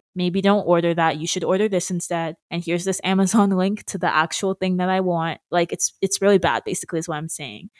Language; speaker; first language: English; native; English